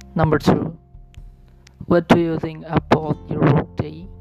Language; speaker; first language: English; non-native, learner; Indonesian